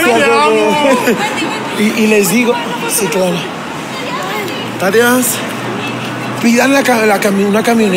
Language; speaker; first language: Spanish; native; Spanish